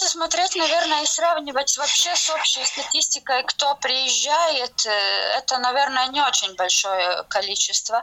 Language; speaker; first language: Russian; non-native, local second language; Latvian